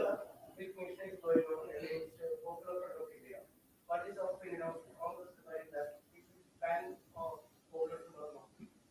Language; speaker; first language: English; non-native, local second language; Malayalam